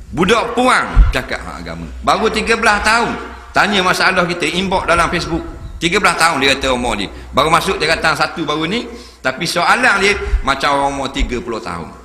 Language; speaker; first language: Malay; native; Malay